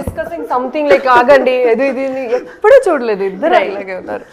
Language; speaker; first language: Telugu; early bilingual, heritage; Telugu